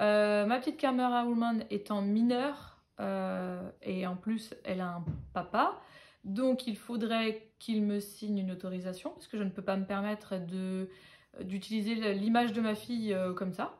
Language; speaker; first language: French; native; French